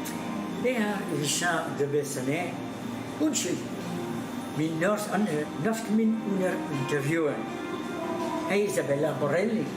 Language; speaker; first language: Swedish; non-native, learner; French